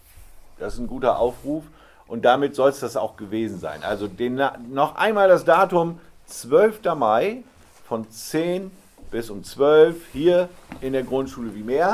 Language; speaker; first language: German; native; German